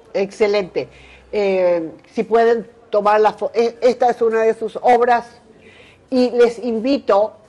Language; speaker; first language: Spanish; native; Spanish